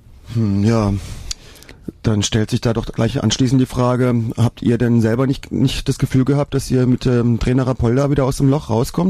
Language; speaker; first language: German; native; German